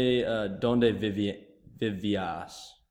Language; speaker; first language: Spanish; non-native, learner; English